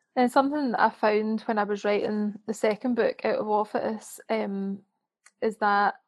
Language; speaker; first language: English; native; English